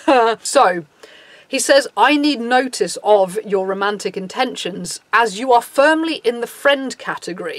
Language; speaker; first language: English; native; English